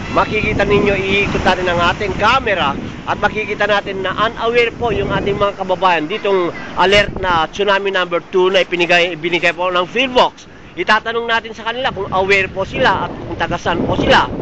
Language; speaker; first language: Filipino; non-native, local second language; Iloko